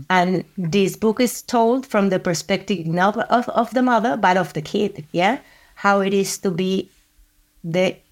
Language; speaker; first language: English; non-native, fluent; Spanish